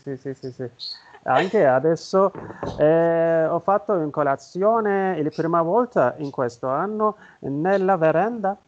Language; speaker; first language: Italian; non-native, learner; Turkish